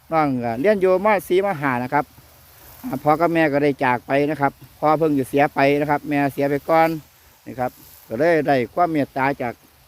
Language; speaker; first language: Thai; non-native, local second language; Northeastern Thai